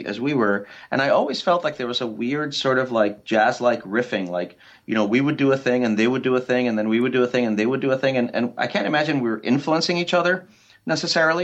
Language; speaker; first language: English; early bilingual, other home language; Spanish